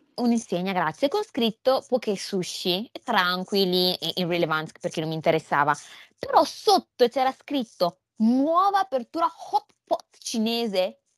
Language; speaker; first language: Italian; early bilingual, heritage; Italian